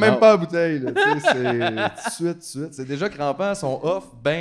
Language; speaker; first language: French; native; French